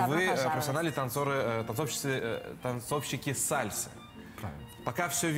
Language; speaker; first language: Russian; native; Russian